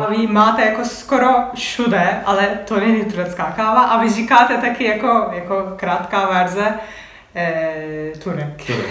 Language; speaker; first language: Czech; non-native, learner; Turkish